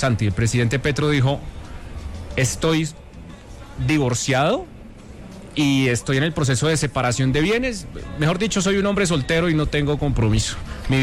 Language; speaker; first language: Spanish; native; Spanish